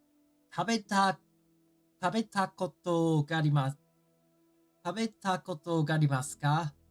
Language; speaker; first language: Japanese; non-native, learner; English